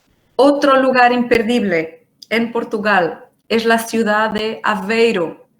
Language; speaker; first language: Spanish; non-native, fluent; Portuguese